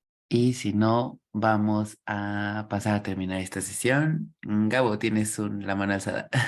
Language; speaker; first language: Spanish; native; Spanish